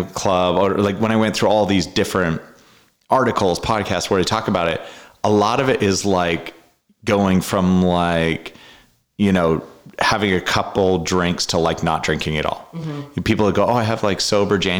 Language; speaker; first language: English; native; English